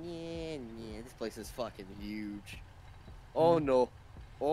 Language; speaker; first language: English; native; English